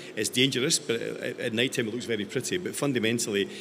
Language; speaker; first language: English; native; English